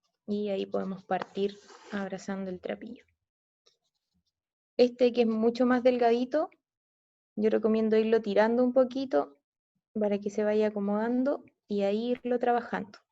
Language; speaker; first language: Spanish; native; Spanish